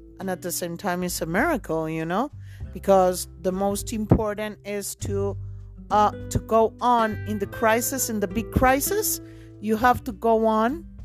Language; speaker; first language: English; non-native, fluent; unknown